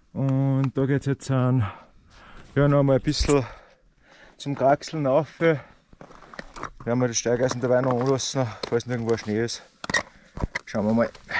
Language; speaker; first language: German; native; German